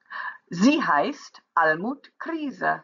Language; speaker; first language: German; non-native, learner; English